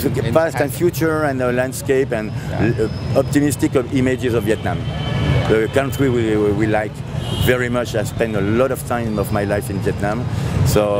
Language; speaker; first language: English; non-native, fluent; French